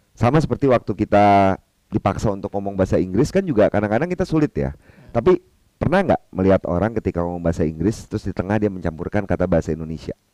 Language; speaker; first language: Indonesian; non-native, local second language; Minangkabau